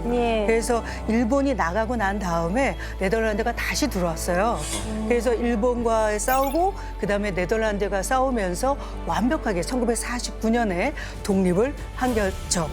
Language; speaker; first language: Korean; native; Korean